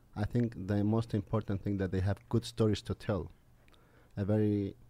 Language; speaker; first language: English; non-native, fluent; Arabic